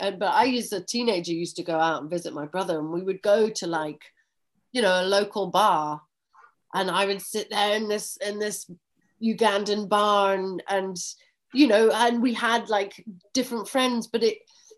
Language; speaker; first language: English; native; English